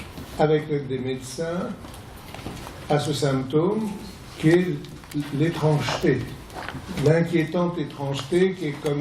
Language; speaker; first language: French; native; French